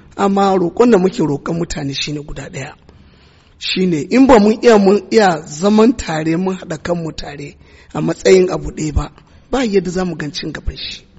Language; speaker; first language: Hausa; non-native, local second language; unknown